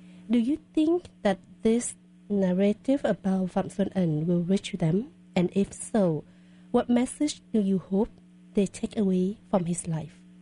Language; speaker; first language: English; non-native, fluent; Vietnamese